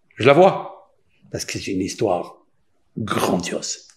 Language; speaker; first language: French; non-native, local second language; Spanish